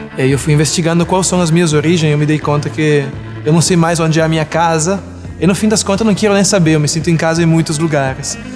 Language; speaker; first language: Portuguese; non-native, fluent; Italian